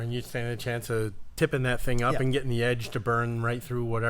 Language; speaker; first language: English; native; English